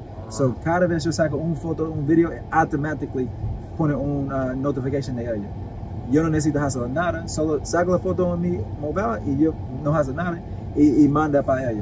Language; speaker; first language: Spanish; non-native, learner; English